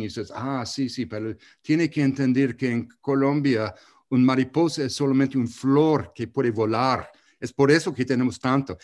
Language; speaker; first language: Spanish; non-native, fluent; English